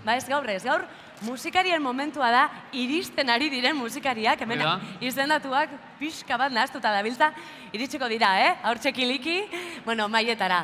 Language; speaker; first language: Basque; native; Basque